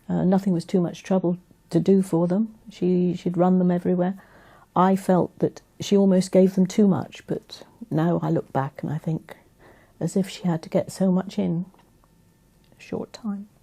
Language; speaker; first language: English; native; English